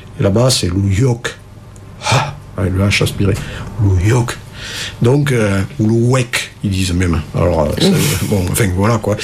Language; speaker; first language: French; native; French